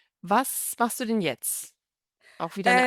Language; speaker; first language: German; native; German